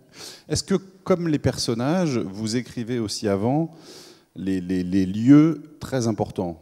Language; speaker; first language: French; native; French